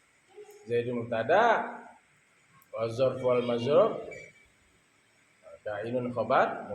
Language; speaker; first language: Arabic; non-native, fluent; Indonesian